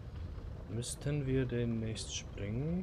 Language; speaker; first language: German; native; German